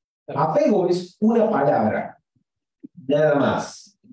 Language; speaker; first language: Spanish; native; Spanish